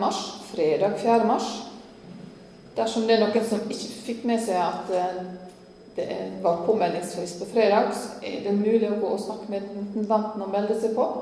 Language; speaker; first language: Norwegian; native; Norwegian